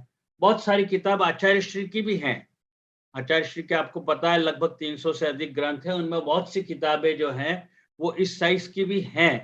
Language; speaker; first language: Hindi; native; Hindi